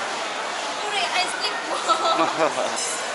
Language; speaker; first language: English; non-native, learner; Burmese